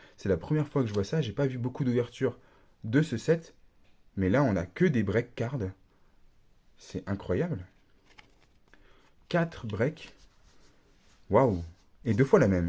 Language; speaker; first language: French; native; French